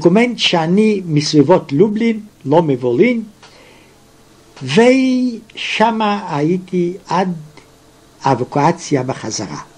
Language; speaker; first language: Hebrew; non-native, fluent; Yiddish